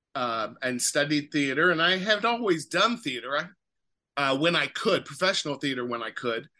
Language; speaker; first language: English; native; English